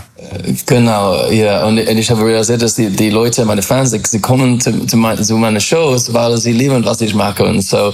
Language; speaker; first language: German; non-native, learner; English